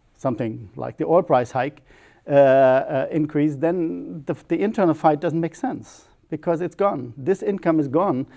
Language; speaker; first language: English; non-native, fluent; German